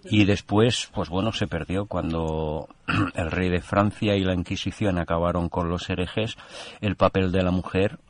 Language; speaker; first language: Spanish; non-native, local second language; Catalan